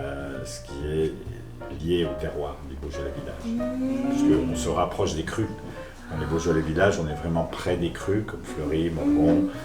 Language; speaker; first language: French; native; French